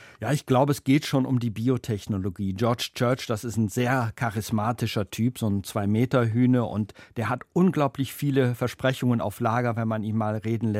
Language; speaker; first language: German; native; German